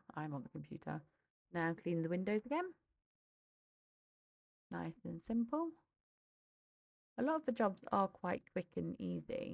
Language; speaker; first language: English; native; English